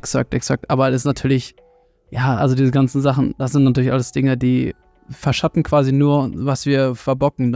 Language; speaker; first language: German; native; German